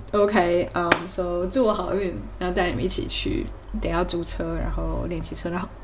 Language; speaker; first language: Chinese; early bilingual, other home language; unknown